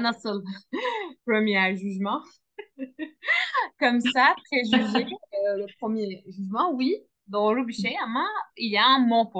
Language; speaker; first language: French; non-native, fluent; Turkish